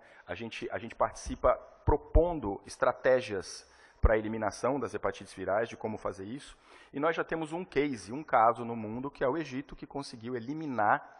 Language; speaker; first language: Portuguese; native; Portuguese